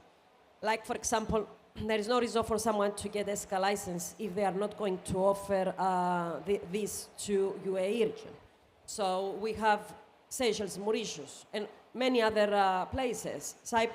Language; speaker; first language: English; non-native, fluent; Greek